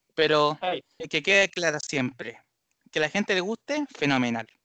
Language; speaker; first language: Spanish; non-native, learner; Japanese